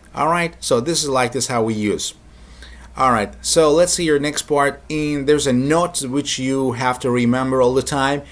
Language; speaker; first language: English; non-native, fluent; Turkish